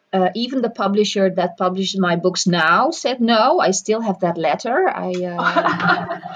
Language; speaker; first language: English; non-native, fluent; Dutch